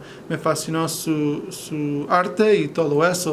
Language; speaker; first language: Spanish; non-native, fluent; English